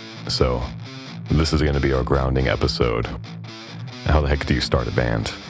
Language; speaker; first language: English; native; English